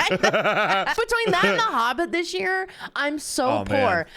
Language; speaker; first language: English; native; English